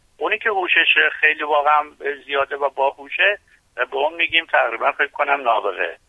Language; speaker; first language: Persian; non-native, local second language; Azerbaijani